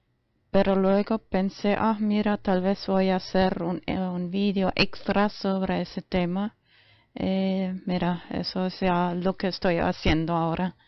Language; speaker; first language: Spanish; non-native, fluent; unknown